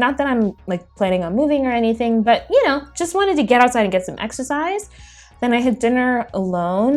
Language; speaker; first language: English; native; English